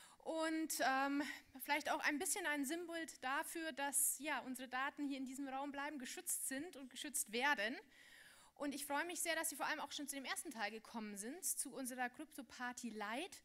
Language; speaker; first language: German; native; German